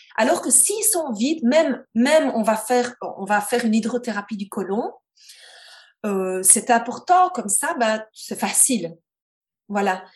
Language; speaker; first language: French; native; French